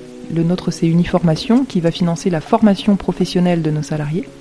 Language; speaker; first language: French; native; French